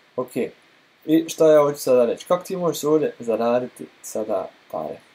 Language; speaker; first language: Croatian; early bilingual, heritage; Croatian